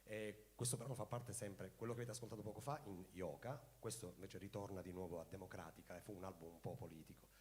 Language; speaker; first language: Italian; native; Italian